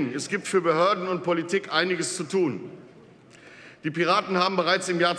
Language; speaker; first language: German; native; German